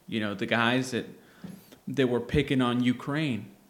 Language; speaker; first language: English; early bilingual, other home language; Spanish